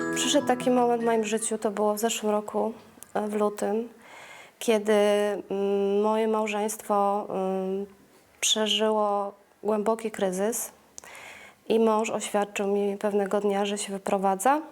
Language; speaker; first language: Polish; native; Polish